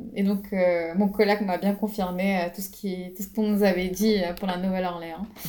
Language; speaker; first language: French; non-native, local second language; Arabic